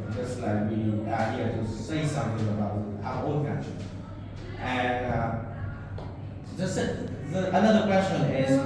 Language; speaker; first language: English; non-native, learner; Vietnamese